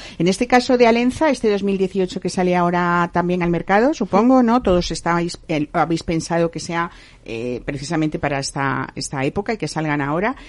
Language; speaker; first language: Spanish; native; Spanish